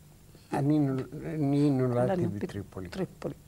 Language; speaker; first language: Hebrew; non-native, fluent; Arabic